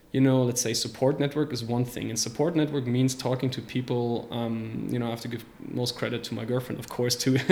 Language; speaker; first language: English; non-native, fluent; German